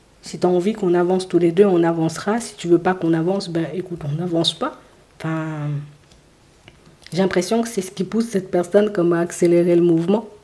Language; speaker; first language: French; native; French